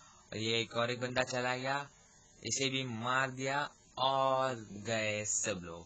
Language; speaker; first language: Hindi; native; Hindi